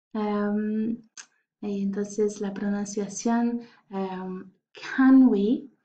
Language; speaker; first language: Spanish; non-native, fluent; English